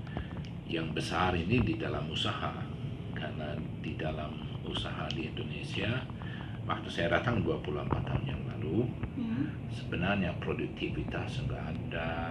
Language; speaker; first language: Indonesian; non-native, learner; Swedish